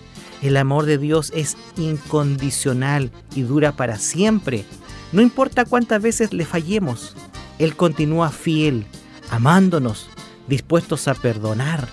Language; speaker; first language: Spanish; native; Spanish